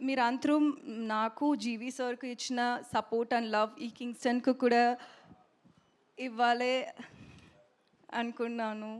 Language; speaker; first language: Telugu; non-native, learner; Tamil